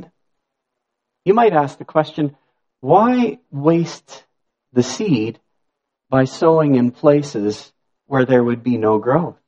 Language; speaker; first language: English; native; English